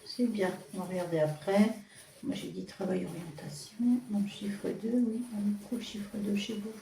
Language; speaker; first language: French; native; French